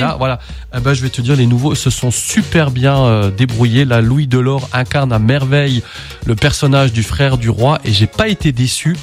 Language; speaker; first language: French; native; French